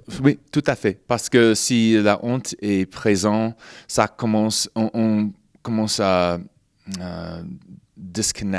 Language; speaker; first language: French; non-native, fluent; English